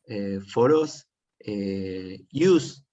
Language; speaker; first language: English; non-native, learner; Spanish